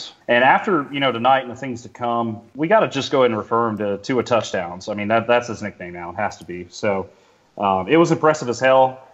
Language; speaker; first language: English; native; English